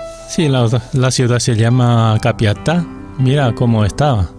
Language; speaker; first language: Spanish; non-native, fluent; Korean